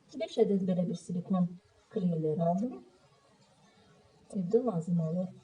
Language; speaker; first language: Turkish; non-native, learner; Azerbaijani